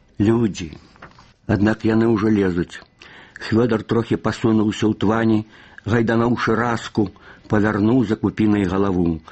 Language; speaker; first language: Belarusian; native; Belarusian